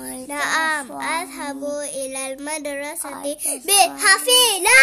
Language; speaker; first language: Arabic; non-native, learner; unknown